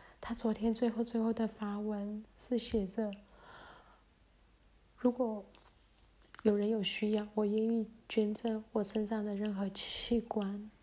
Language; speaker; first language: Chinese; early bilingual, heritage; Chinese